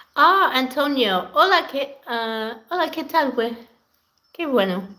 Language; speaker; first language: Spanish; non-native, learner; English